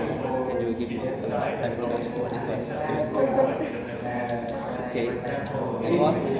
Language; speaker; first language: English; non-native, learner; Indonesian